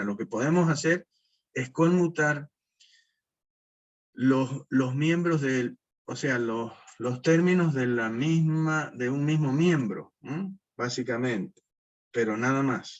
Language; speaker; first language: Spanish; native; Spanish